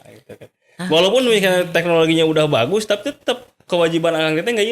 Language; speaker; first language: Indonesian; native; Indonesian